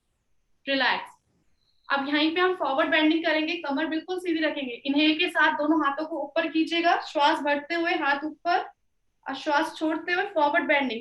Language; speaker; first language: Hindi; native; Hindi